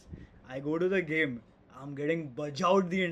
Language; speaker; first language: English; non-native, local second language; Hindi